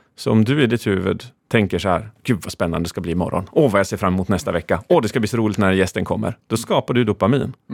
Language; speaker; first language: Swedish; native; Swedish